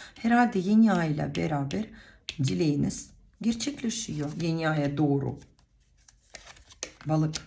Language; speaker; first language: Turkish; non-native, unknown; Russian